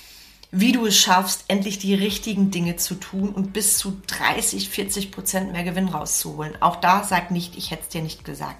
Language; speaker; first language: German; native; German